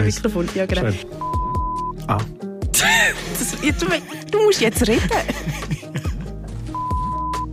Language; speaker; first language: German; native; German